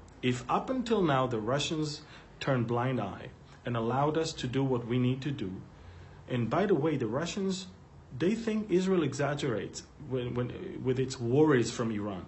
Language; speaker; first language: English; non-native, fluent; Hebrew